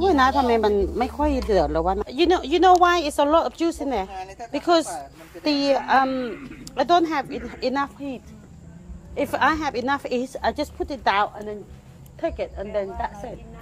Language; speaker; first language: English; non-native, learner; Thai